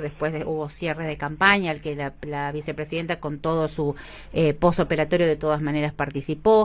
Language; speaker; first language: Spanish; native; Spanish